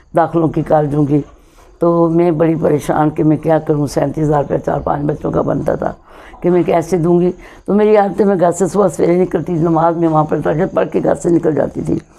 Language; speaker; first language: Urdu; non-native, local second language; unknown